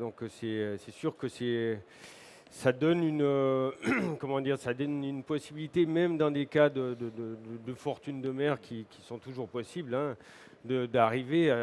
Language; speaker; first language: French; native; French